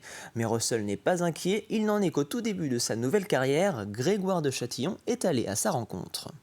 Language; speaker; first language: French; native; French